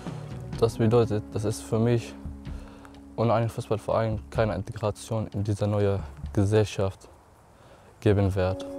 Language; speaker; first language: German; non-native, learner; Arabic